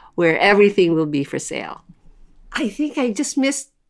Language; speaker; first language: English; non-native, local second language; Filipino